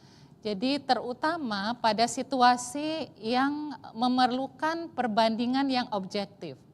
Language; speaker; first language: Indonesian; native; Indonesian